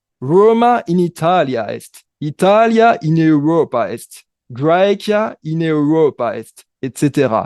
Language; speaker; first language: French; native; French